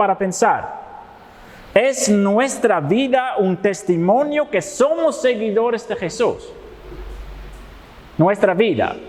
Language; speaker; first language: Spanish; non-native, fluent; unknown